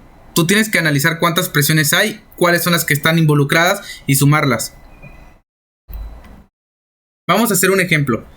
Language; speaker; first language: Spanish; native; Spanish